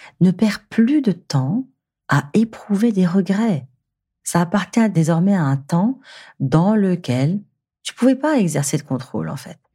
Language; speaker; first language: French; native; French